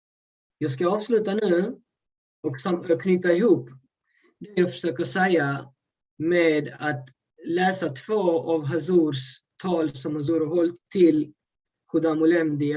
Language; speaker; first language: Swedish; early bilingual, other home language; Urdu